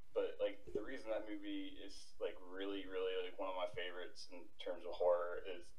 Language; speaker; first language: English; native; English